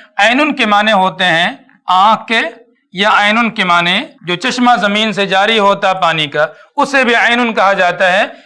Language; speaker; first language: Urdu; native; Urdu